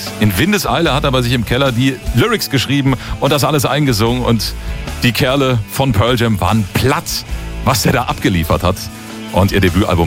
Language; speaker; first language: German; native; German